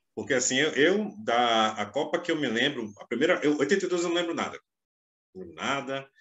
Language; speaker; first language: Portuguese; native; Portuguese